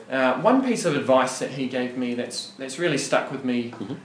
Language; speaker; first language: English; native; English